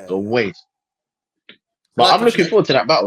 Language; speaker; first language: English; native; English